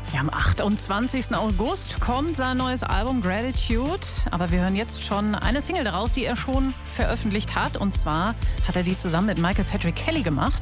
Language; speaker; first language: German; native; German